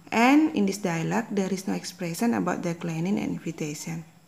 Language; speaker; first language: English; non-native, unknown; Indonesian